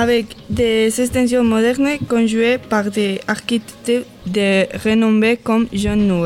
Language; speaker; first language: French; non-native, learner; Spanish